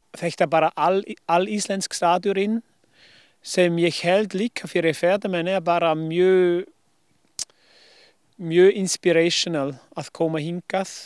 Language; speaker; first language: Icelandic; non-native, learner; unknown